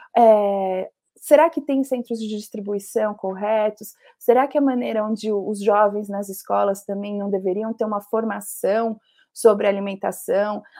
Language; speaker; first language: Portuguese; native; Portuguese